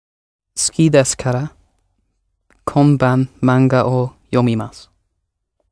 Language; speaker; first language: Japanese; non-native, learner; English